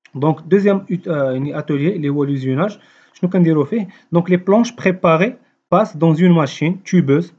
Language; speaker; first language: French; non-native, local second language; Arabic